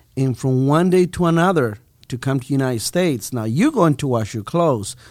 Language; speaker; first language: English; non-native, fluent; Spanish